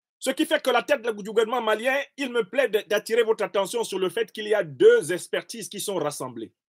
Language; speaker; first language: French; non-native, local second language; Basaa